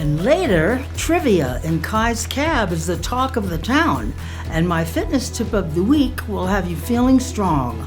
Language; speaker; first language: English; native; English